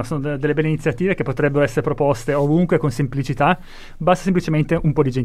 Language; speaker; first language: Italian; native; Italian